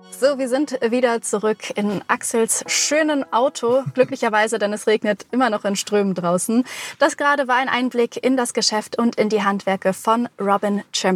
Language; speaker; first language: German; native; German